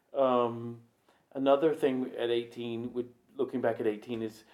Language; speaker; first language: English; native; English